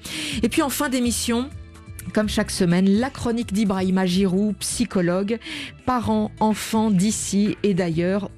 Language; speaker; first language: French; native; French